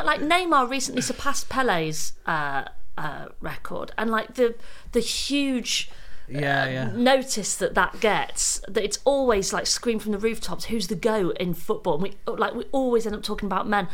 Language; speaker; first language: English; native; English